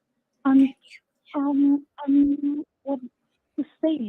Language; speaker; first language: English; non-native, learner; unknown